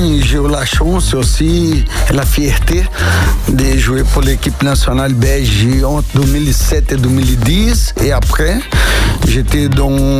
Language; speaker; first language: French; non-native, fluent; Portuguese